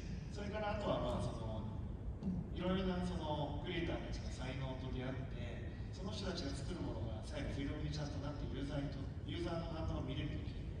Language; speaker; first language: Japanese; native; Japanese